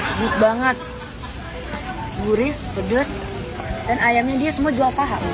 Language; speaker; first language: Indonesian; native; Indonesian